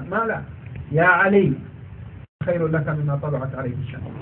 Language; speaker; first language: Arabic; native; Arabic